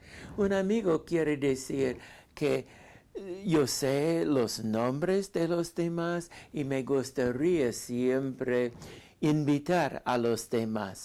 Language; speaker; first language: Spanish; non-native, fluent; English